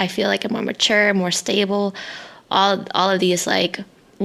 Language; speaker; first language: English; early bilingual, other home language; Hmong